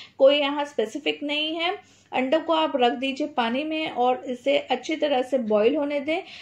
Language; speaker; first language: Hindi; non-native, local second language; Gujarati